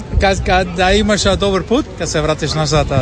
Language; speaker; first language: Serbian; early bilingual, heritage; Spanish